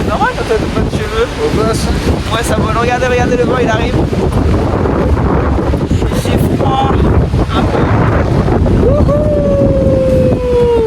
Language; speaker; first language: French; native; French